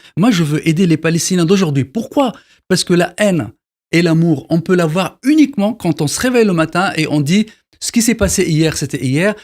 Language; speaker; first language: French; non-native, local second language; Arabic